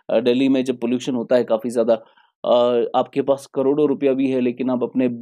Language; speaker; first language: Hindi; non-native, local second language; Kashmiri